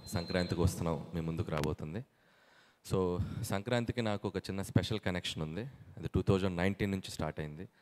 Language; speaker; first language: Telugu; native; Telugu